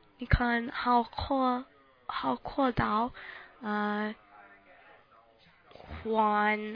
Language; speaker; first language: Chinese; non-native, learner; English